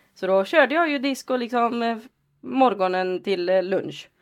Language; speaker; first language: Swedish; native; Swedish